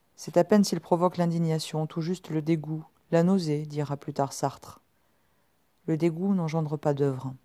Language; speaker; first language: French; native; French